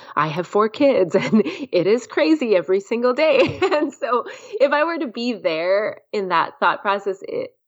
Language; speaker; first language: English; native; English